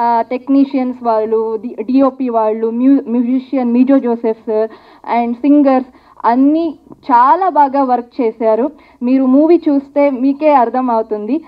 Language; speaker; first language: Telugu; non-native, learner; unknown